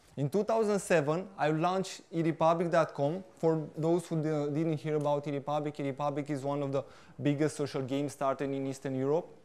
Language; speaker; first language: English; non-native, fluent; Romanian